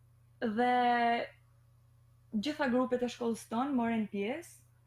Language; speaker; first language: Albanian; native; Albanian